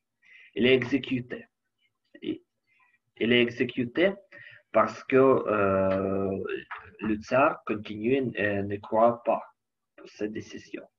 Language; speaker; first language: French; non-native, learner; Ukrainian